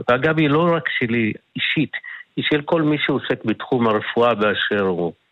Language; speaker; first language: Hebrew; non-native, local second language; Arabic